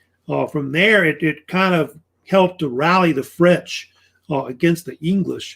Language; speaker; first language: English; native; English